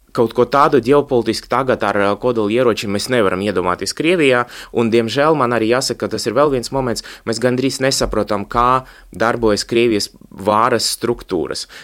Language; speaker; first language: Latvian; non-native, local second language; Russian